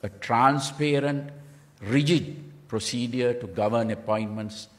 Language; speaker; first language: English; non-native, local second language; Sinhala